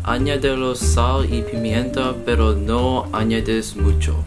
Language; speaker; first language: Spanish; non-native, learner; English